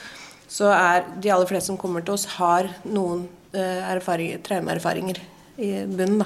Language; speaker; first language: Norwegian; native; Norwegian